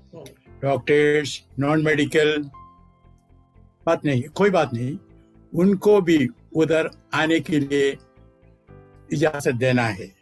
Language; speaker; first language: Hindi; non-native, fluent; Malayalam